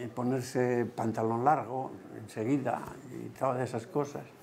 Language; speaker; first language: Spanish; native; Spanish